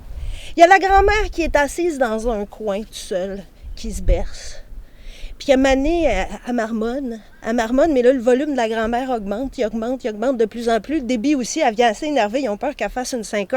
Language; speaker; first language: French; native; French